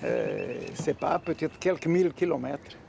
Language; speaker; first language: French; non-native, fluent; Portuguese